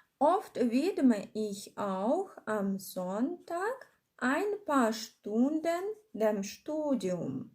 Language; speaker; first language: German; non-native, fluent; Ukrainian